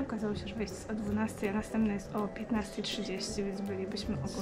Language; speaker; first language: Polish; native; Polish